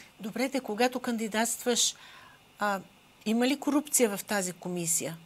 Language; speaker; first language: Bulgarian; native; Bulgarian